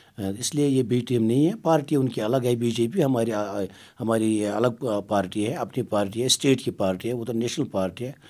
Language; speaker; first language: Hindi; non-native, local second language; Kashmiri